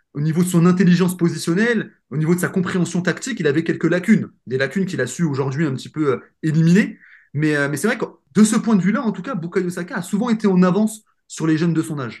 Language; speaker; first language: French; native; French